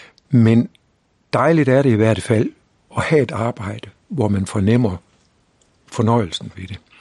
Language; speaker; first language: Danish; native; Danish